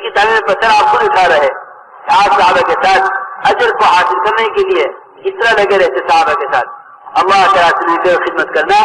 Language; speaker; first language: Urdu; native; Urdu